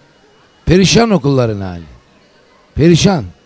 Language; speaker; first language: Turkish; native; Turkish